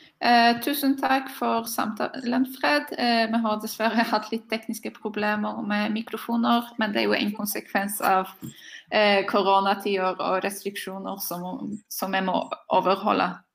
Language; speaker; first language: Norwegian; non-native, fluent; Polish